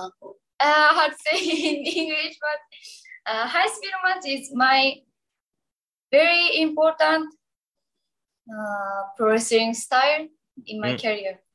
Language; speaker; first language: English; non-native, learner; Japanese